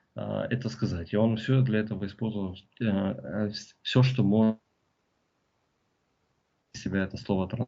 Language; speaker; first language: Russian; native; Russian